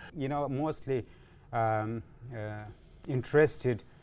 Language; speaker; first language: English; non-native, fluent; Pashto